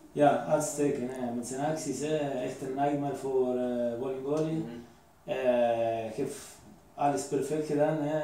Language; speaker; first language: Dutch; non-native, fluent; Spanish